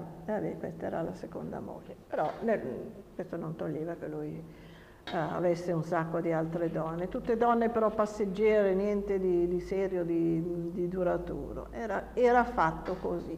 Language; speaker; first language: Italian; native; Italian